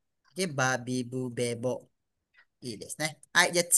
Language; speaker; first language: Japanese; non-native, fluent; Malay